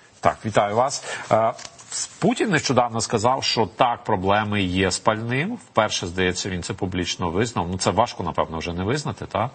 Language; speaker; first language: Ukrainian; native; Ukrainian